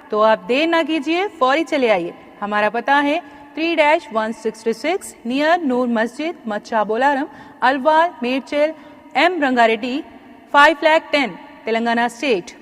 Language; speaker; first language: Urdu; native; Urdu